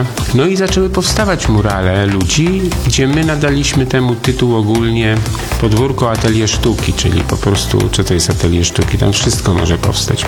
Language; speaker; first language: Polish; native; Polish